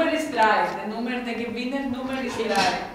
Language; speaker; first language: German; non-native, fluent; Greek